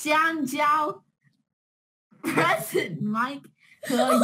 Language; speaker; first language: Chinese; early bilingual, heritage; Chinese